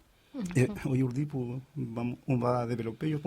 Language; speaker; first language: French; non-native, fluent; Spanish